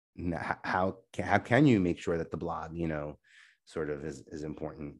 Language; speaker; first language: English; native; English